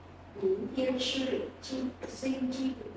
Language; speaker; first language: Chinese; non-native, learner; Vietnamese